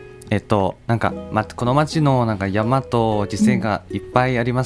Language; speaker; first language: Japanese; non-native, learner; Thai